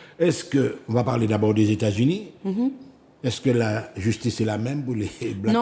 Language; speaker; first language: French; native; French